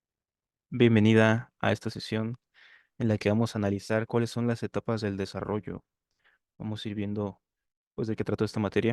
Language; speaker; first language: Spanish; native; Spanish